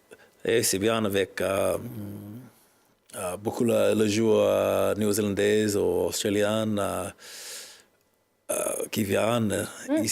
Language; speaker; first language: French; non-native, learner; English